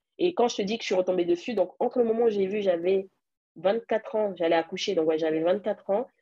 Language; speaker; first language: French; early bilingual, other home language; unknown